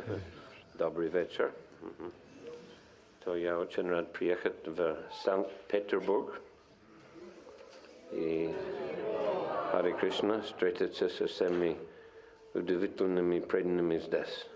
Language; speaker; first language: Russian; non-native, fluent; English